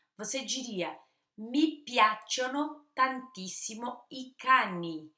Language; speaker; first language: Italian; non-native, fluent; Portuguese